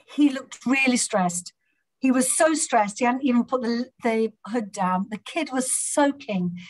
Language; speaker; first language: English; native; English